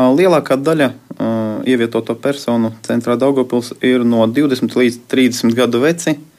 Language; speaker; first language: Latvian; non-native, local second language; Russian